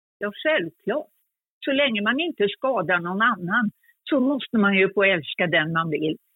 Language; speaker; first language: Swedish; native; Swedish